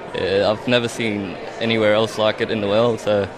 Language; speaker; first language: English; native; English